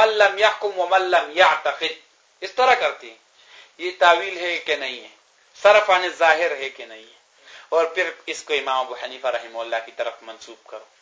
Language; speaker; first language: Urdu; non-native, local second language; Pashto